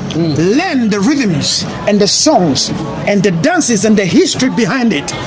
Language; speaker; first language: English; non-native, local second language; Ga